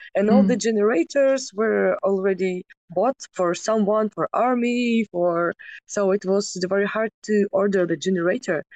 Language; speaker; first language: English; non-native, fluent; Ukrainian